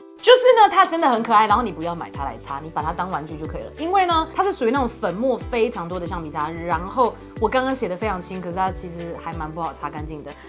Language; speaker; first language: Chinese; native; Chinese